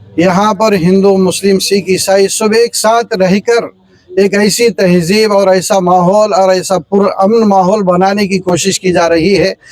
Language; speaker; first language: Urdu; native; Urdu